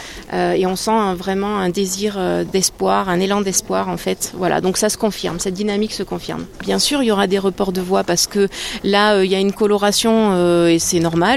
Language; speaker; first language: French; native; French